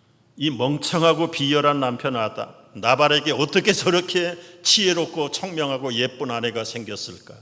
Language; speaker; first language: Korean; native; Korean